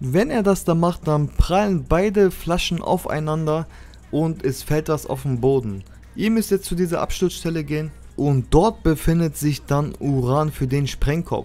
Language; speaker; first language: German; native; German